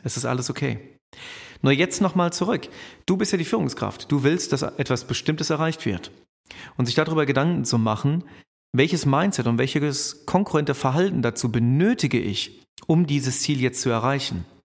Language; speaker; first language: German; native; German